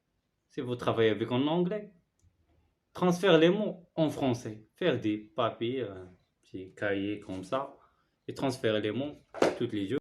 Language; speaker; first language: French; non-native, learner; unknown